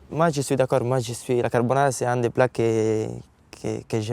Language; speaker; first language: French; non-native, learner; Italian